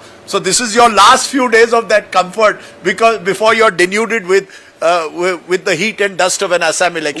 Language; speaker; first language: English; native; English